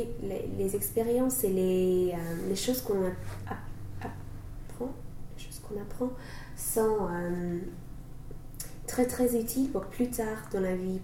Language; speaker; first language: French; non-native, learner; English